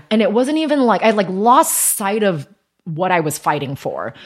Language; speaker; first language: English; early bilingual, other home language; Chinese